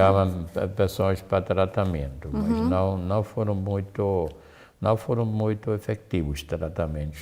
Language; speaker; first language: Portuguese; non-native, fluent; German